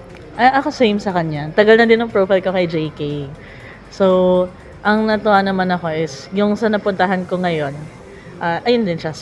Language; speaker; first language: Filipino; native; Filipino